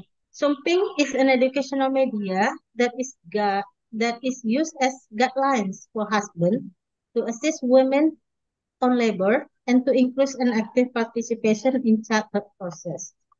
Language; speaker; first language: English; non-native, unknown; Indonesian